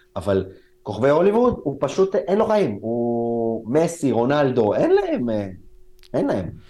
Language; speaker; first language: Hebrew; native; Hebrew